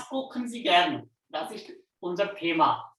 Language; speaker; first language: German; non-native, fluent; Hindi